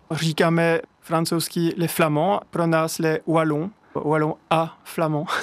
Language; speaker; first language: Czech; non-native, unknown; French